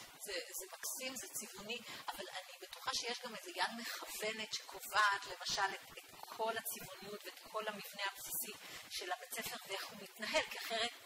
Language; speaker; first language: Hebrew; native; Hebrew